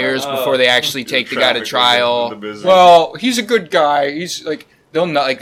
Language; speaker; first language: English; native; English